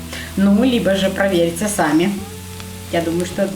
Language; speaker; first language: Russian; native; Russian